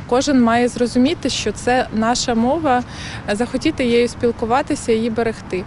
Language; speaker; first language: Ukrainian; non-native, local second language; Russian